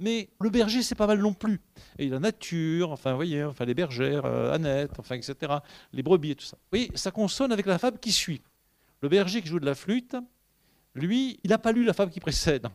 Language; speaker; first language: French; native; French